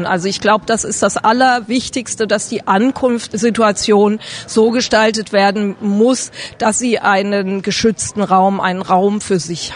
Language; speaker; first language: German; native; German